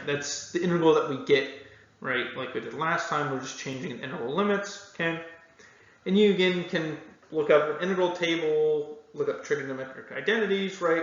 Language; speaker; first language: English; native; English